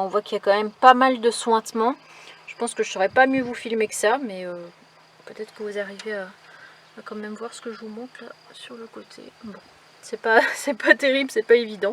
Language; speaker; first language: French; native; French